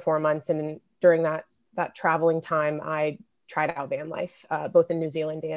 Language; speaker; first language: English; native; English